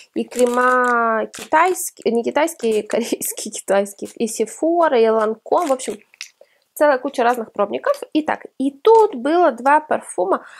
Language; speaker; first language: Russian; early bilingual, heritage; Russian